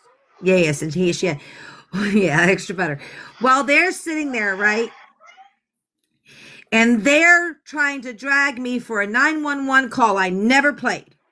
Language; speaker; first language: English; native; English